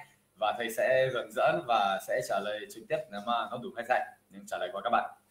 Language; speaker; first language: Vietnamese; non-native, fluent; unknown